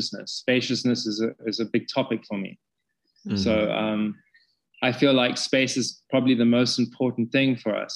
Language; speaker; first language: English; native; English